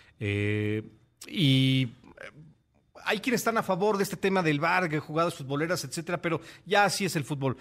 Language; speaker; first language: Spanish; native; Spanish